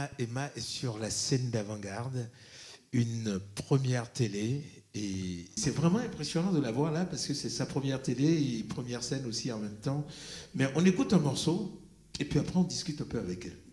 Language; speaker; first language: French; native; French